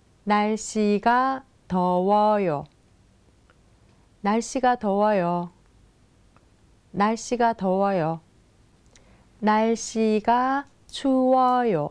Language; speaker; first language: Korean; non-native, fluent; Thai